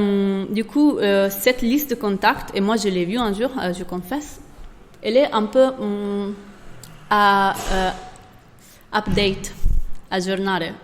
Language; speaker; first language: French; non-native, fluent; Italian